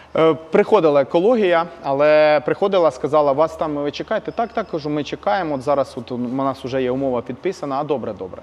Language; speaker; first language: Ukrainian; native; Ukrainian